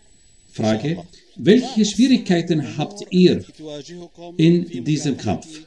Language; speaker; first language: German; non-native, fluent; Arabic